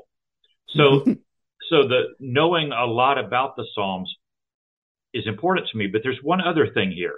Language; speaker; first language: English; native; English